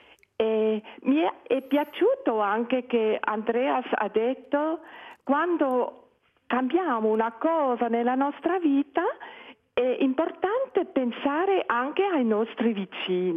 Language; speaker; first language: Italian; non-native, learner; German